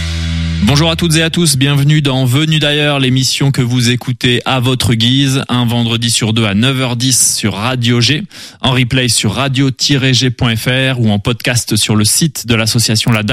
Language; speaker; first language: French; native; French